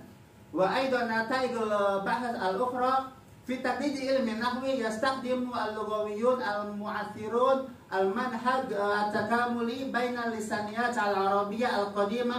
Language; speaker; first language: Arabic; non-native, fluent; Indonesian